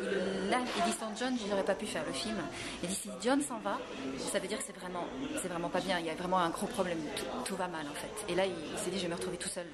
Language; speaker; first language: French; native; French